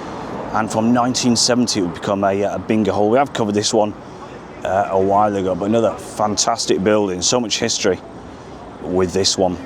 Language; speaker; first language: English; native; English